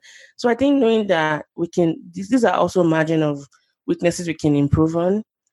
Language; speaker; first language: English; non-native, local second language; Yoruba